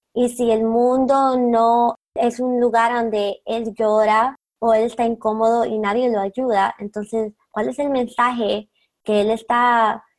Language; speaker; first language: Spanish; native; Spanish